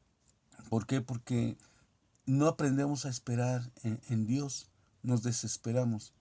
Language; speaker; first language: Spanish; native; Spanish